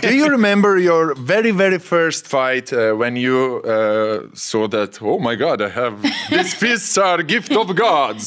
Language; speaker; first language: English; non-native, fluent; Lithuanian